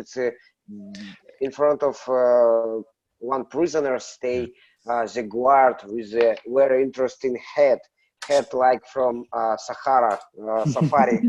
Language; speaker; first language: English; non-native, learner; Russian